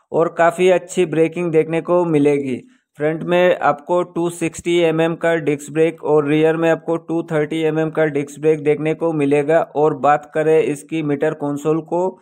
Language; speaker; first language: Hindi; native; Hindi